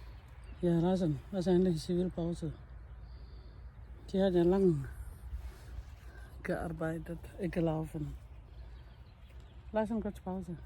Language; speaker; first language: German; non-native, learner; Indonesian